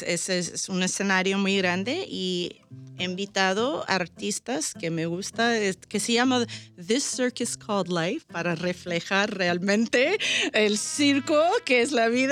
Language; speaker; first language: Spanish; early bilingual, heritage; Spanish